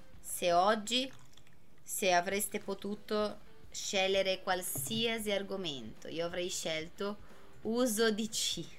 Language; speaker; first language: Italian; non-native, fluent; Portuguese